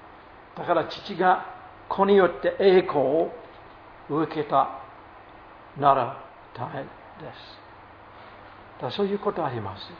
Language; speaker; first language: Japanese; non-native, fluent; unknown